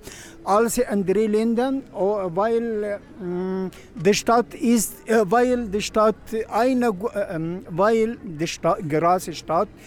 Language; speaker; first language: German; non-native, learner; Arabic